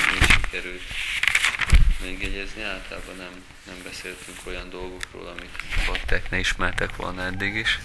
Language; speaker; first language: Hungarian; native; Hungarian